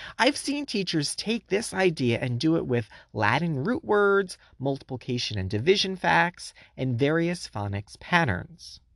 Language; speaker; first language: English; native; English